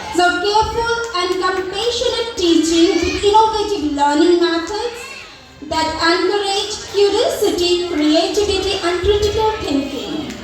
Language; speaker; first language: English; non-native, local second language; Bangla